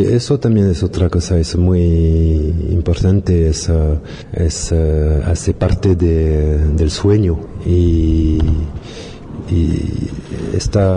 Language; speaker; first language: Spanish; non-native, learner; French